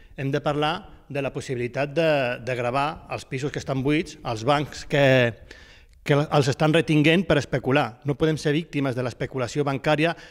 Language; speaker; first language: Catalan; native; Catalan